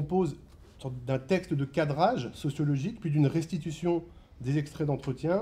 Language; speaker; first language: French; native; French